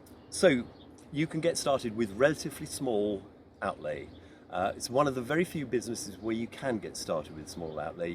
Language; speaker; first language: English; native; English